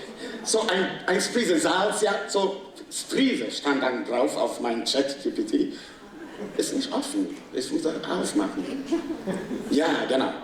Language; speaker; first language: German; non-native, fluent; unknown